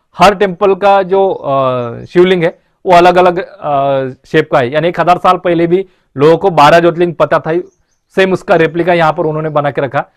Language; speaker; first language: Hindi; non-native, local second language; Marathi